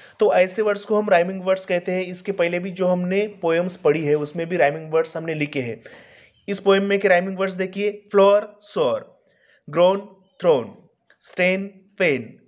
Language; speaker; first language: Hindi; non-native, local second language; Marathi